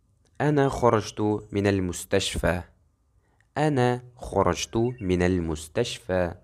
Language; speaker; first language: Arabic; non-native, fluent; Kazakh